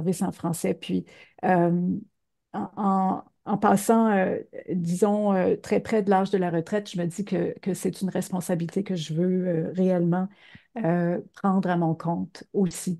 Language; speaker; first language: French; native; French